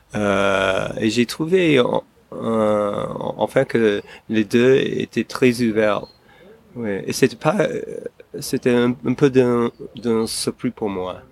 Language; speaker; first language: French; non-native, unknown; English